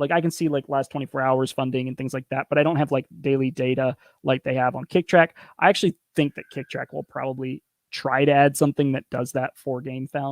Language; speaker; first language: English; native; English